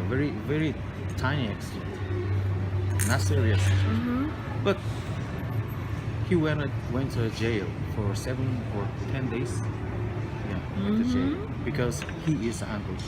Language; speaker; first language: English; non-native, learner; Korean